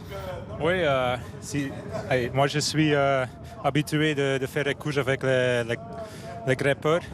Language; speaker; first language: French; non-native, fluent; Dutch